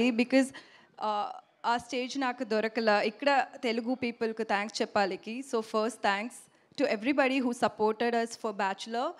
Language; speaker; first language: Telugu; non-native, learner; Tamil